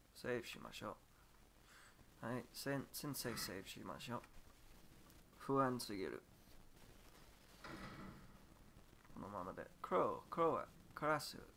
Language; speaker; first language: Japanese; non-native, learner; English